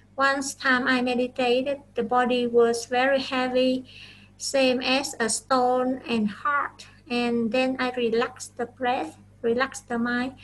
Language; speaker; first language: English; non-native, fluent; Vietnamese